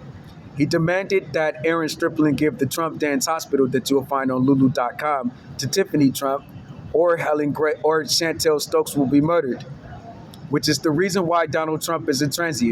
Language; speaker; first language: English; native; English